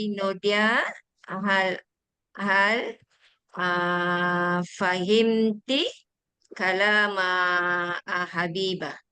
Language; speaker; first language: Arabic; non-native, learner; Malay